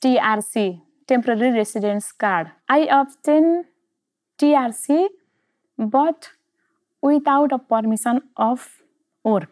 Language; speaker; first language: English; non-native, learner; Nepali